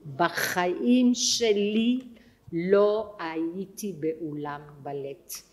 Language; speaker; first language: Hebrew; non-native, fluent; French